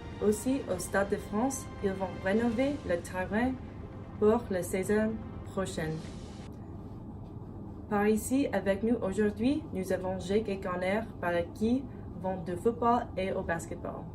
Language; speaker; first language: French; non-native, learner; English